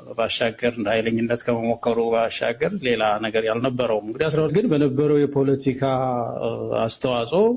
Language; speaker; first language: Amharic; native; Amharic